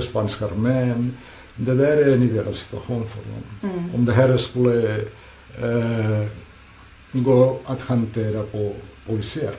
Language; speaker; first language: Swedish; non-native, fluent; Catalan